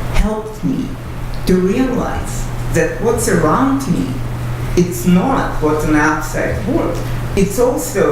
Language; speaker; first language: English; non-native, fluent; Russian